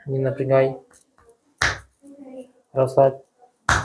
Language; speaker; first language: Russian; native; Russian